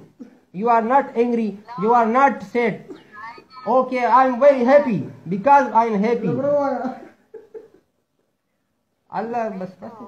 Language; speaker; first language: English; non-native, learner; Urdu